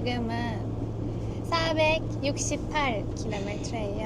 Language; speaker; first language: Korean; non-native, fluent; Turkish